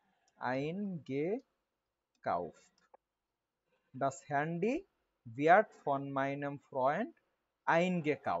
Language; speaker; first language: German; non-native, learner; Bangla